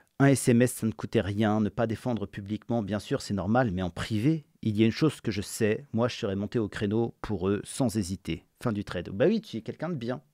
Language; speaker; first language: French; native; French